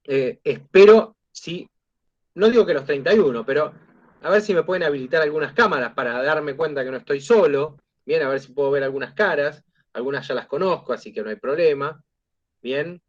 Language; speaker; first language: Spanish; native; Spanish